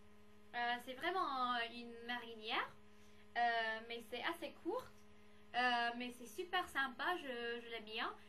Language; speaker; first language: French; non-native, fluent; English